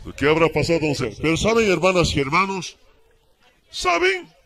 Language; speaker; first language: Spanish; native; Spanish